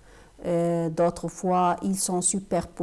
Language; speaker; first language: French; non-native, fluent; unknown